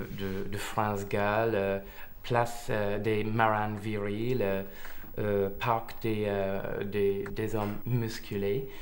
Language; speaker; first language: French; non-native, fluent; English